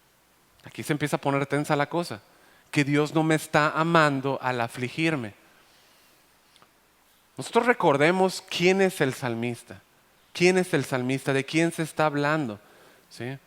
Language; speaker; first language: Spanish; native; Spanish